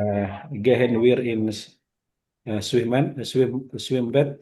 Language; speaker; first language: German; non-native, learner; Indonesian